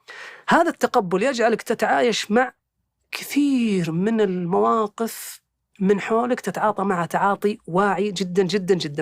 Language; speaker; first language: Arabic; native; Arabic